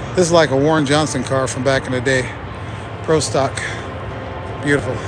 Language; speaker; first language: English; native; English